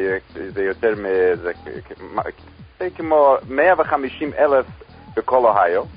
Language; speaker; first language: Hebrew; non-native, fluent; English